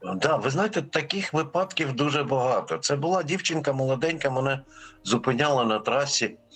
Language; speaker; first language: Ukrainian; non-native, fluent; Armenian